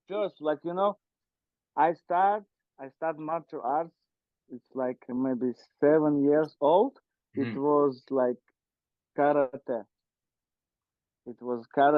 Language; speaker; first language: English; non-native, learner; Russian